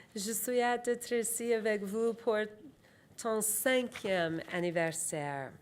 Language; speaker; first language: French; non-native, local second language; English